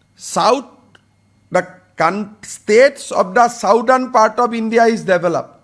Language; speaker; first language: English; non-native, local second language; Assamese